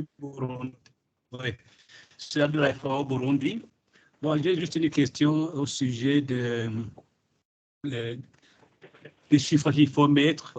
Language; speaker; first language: French; non-native, local second language; Rundi